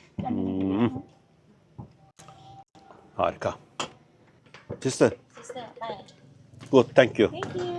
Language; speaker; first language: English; non-native, learner; Turkish